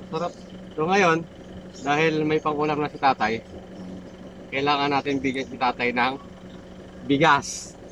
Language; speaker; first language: Filipino; native; Filipino